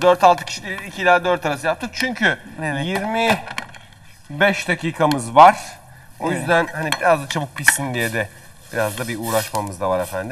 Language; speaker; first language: Turkish; native; Turkish